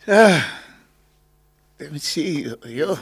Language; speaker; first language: Spanish; non-native, learner; English